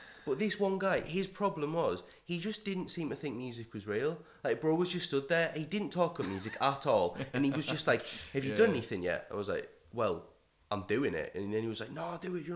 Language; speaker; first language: English; native; English